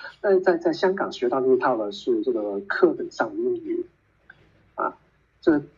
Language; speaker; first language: Chinese; non-native, local second language; Cantonese